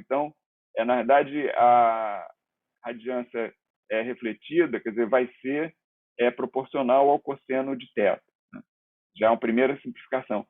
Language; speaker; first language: Portuguese; native; Portuguese